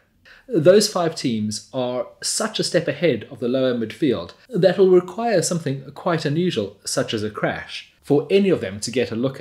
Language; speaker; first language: English; native; English